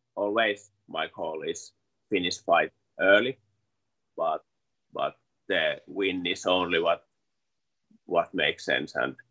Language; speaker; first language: English; non-native, learner; Finnish